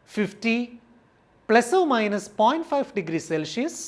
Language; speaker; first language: English; non-native, local second language; Malayalam